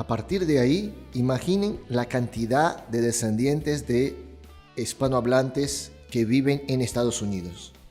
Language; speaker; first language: Spanish; non-native, fluent; Portuguese